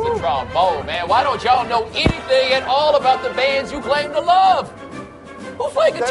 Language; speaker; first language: English; native; English